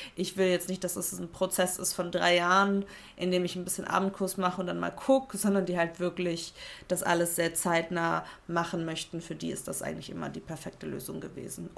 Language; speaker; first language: German; native; German